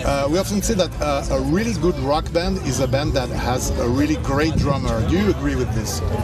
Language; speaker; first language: English; non-native, fluent; French